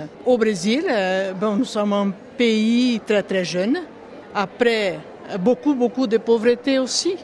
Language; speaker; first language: French; non-native, local second language; Portuguese